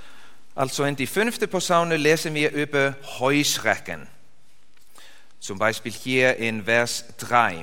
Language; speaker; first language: German; non-native, learner; Icelandic